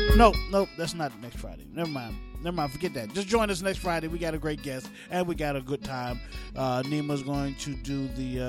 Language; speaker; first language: English; native; English